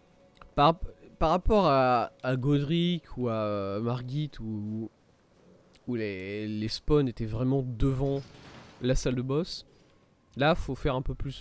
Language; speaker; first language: French; native; French